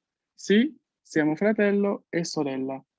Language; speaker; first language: Italian; non-native, fluent; Spanish